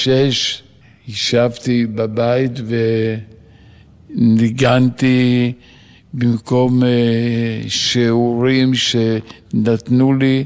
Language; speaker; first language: Hebrew; non-native, fluent; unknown